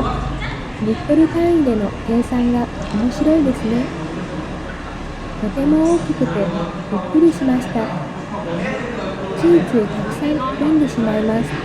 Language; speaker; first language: Japanese; non-native, fluent; Vietnamese